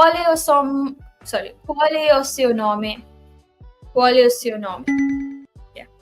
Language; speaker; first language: Portuguese; non-native, learner; English